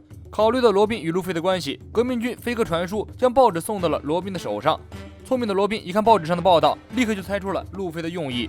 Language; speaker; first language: Chinese; native; Chinese